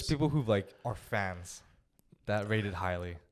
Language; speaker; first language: English; native; English